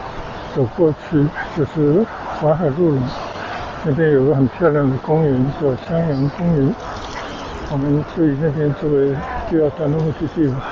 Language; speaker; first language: Chinese; native; Chinese